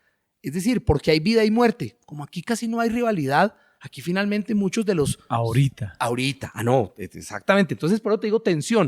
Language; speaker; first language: Spanish; native; Spanish